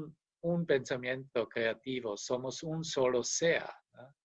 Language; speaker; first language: Spanish; non-native, fluent; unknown